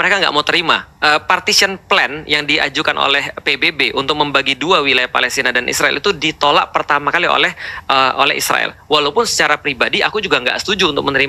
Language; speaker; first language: Indonesian; native; Indonesian